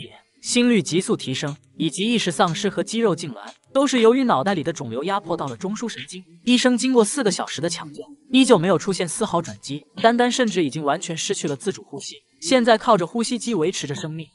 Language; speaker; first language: Chinese; native; Chinese